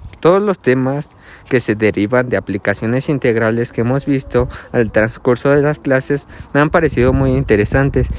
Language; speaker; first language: Spanish; native; Spanish